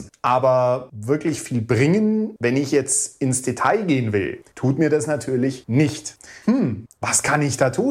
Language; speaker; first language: German; native; German